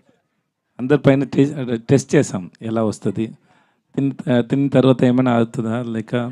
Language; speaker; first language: Telugu; non-native, learner; Tamil